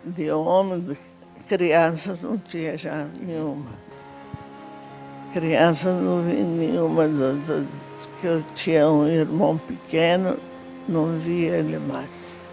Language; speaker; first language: Portuguese; non-native, fluent; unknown